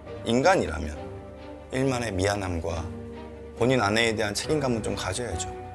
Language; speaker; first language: Korean; native; Korean